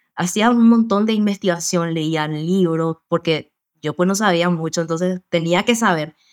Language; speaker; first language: Spanish; native; Spanish